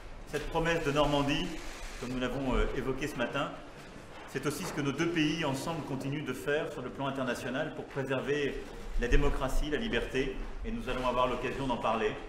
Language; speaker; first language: French; native; French